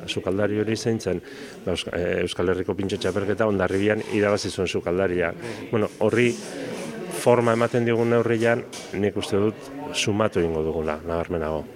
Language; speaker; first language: Basque; native; Basque